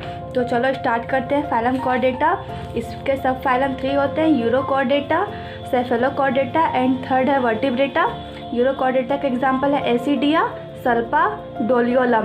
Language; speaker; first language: Hindi; native; Hindi